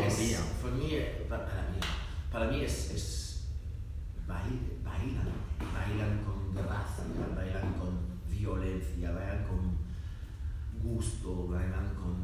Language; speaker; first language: Spanish; non-native, learner; French